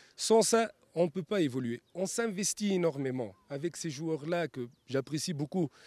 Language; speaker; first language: French; non-native, local second language; Arabic